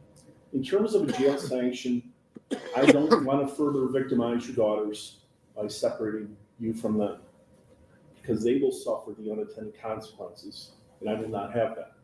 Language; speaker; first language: English; native; English